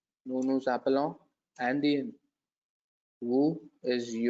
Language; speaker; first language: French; non-native, learner; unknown